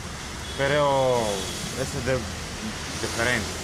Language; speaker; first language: Spanish; non-native, learner; Russian